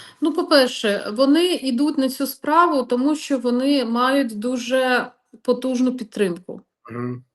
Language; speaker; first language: Ukrainian; non-native, local second language; Russian